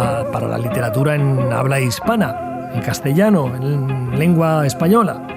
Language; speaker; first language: Spanish; native; Spanish